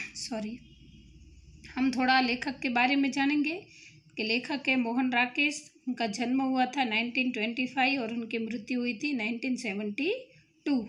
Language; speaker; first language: Hindi; non-native, local second language; Gujarati